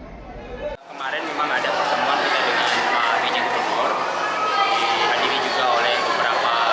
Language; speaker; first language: Indonesian; native; Indonesian